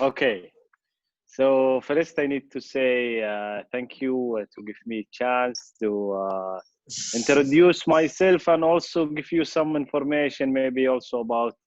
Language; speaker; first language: English; non-native, fluent; Arabic